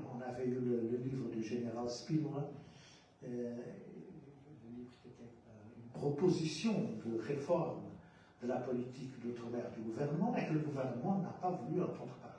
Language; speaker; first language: French; non-native, fluent; Portuguese